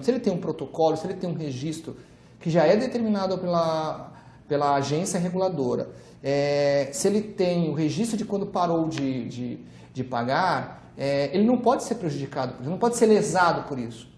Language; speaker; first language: Portuguese; native; Portuguese